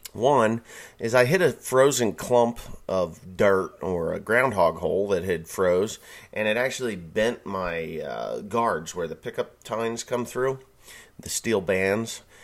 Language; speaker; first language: English; native; English